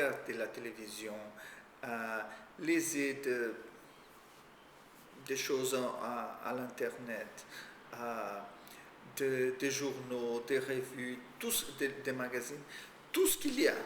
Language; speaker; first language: French; non-native, fluent; Portuguese